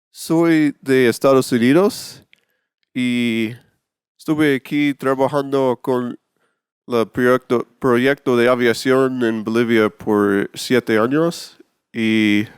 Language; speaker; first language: Spanish; non-native, learner; English